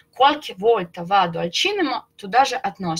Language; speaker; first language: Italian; non-native, fluent; Russian